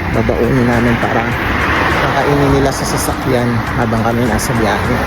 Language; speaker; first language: Filipino; native; Filipino